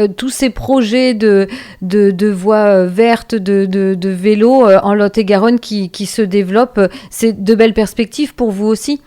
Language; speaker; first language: French; native; French